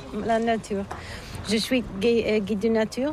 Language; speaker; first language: French; non-native, learner; Bulgarian